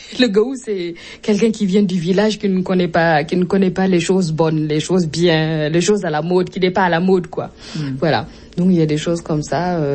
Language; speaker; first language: French; non-native, local second language; Mossi